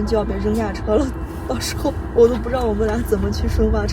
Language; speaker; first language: Chinese; native; Chinese